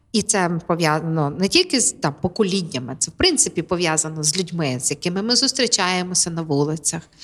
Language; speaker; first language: Ukrainian; native; Ukrainian